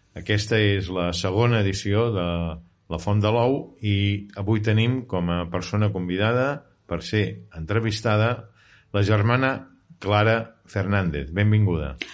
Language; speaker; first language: Catalan; native; Catalan